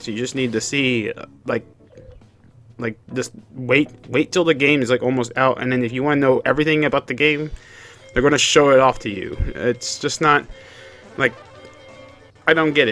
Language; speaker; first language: English; native; English